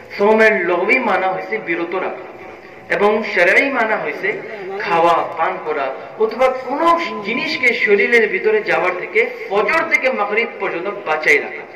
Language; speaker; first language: Bangla; non-native, fluent; Urdu